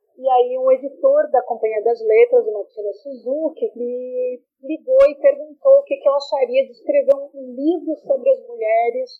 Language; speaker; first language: Portuguese; native; Portuguese